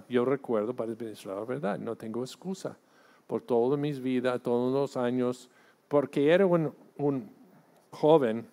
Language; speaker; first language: Spanish; non-native, fluent; English